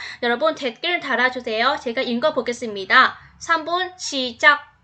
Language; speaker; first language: Korean; non-native, fluent; Vietnamese